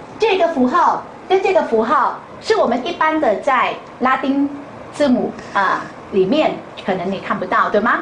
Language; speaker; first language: Chinese; non-native, fluent; Vietnamese